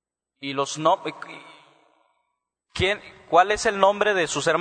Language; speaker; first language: Spanish; native; Spanish